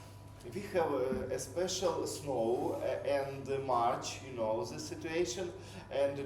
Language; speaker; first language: English; non-native, learner; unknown